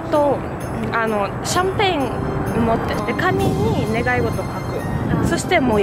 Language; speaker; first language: Japanese; non-native, learner; Russian